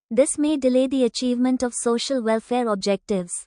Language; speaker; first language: English; non-native, local second language; Tamil